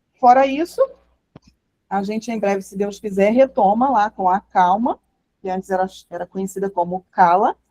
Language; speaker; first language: Portuguese; native; Portuguese